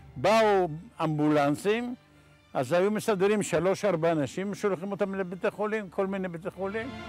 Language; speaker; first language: Hebrew; non-native, fluent; Ladino